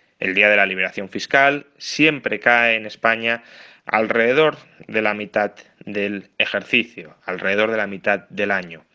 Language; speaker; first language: Spanish; native; Spanish